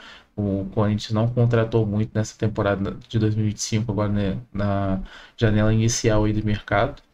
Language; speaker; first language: Portuguese; native; Portuguese